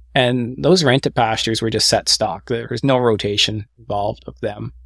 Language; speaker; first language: English; native; English